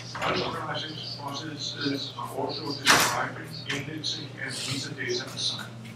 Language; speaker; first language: English; non-native, fluent; Danish